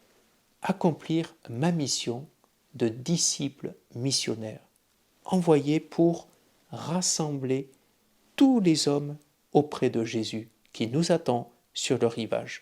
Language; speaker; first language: French; native; French